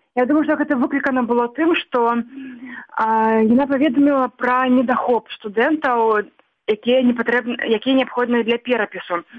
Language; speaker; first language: Belarusian; non-native, local second language; Russian